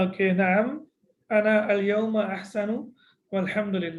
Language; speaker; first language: Arabic; non-native, fluent; Urdu